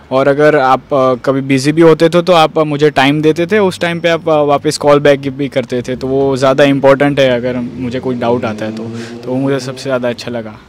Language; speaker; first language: Hindi; non-native, local second language; Gujarati